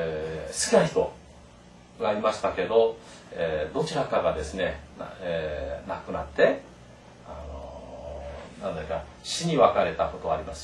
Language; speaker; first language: Japanese; non-native, fluent; Korean